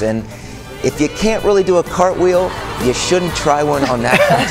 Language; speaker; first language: English; native; English